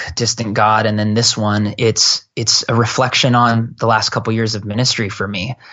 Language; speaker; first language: English; native; English